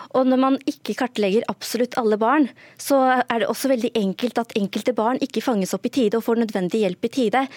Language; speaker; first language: Norwegian; early bilingual, other home language; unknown